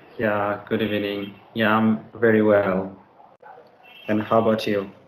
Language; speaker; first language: English; non-native, learner; Bangla